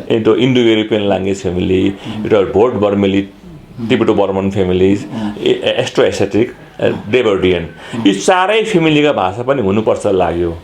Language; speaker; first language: Nepali; non-native, local second language; Eastern Tamang